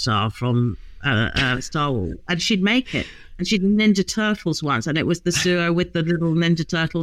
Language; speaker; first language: English; native; English